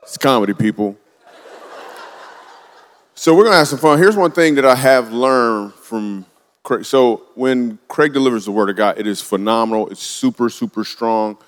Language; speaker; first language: English; native; English